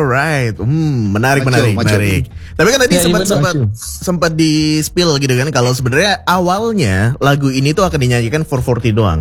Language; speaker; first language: Indonesian; native; Indonesian